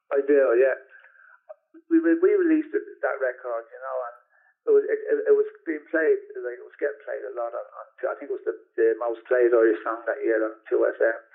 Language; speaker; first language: English; native; English